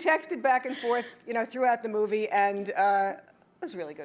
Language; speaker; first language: English; native; English